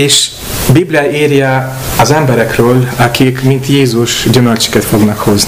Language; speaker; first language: Hungarian; non-native, fluent; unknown